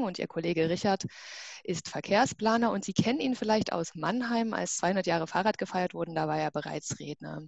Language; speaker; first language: German; native; German